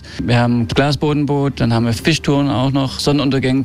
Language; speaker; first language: German; early bilingual, heritage; German